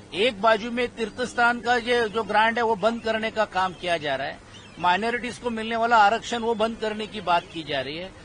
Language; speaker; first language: Hindi; non-native, local second language; Marathi